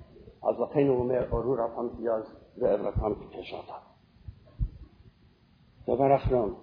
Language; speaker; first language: Hebrew; non-native, fluent; English